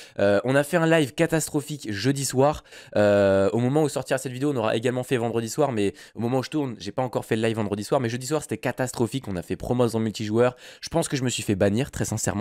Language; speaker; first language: French; native; French